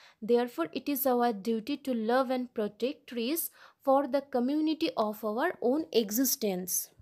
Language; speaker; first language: English; non-native, local second language; Bangla